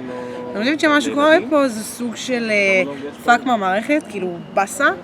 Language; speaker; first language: Hebrew; native; Hebrew